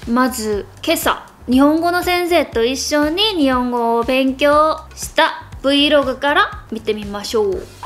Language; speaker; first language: Japanese; non-native, learner; Korean